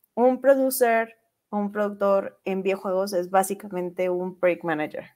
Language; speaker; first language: Spanish; native; Spanish